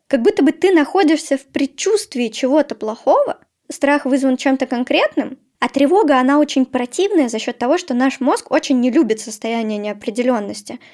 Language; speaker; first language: Russian; native; Russian